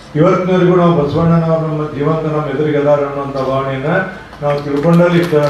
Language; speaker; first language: Kannada; native; Kannada